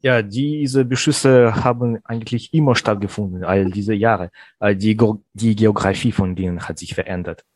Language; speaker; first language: German; non-native, fluent; Russian